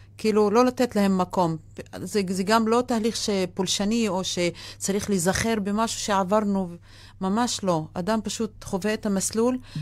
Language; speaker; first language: Hebrew; non-native, local second language; Arabic